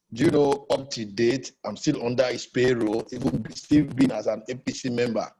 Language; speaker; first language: English; non-native, local second language; Yoruba